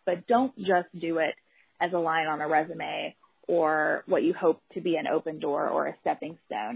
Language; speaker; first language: English; native; English